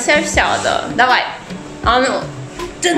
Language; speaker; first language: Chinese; non-native, fluent; Russian